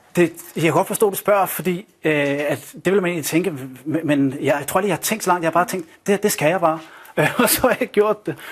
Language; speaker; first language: Danish; native; Danish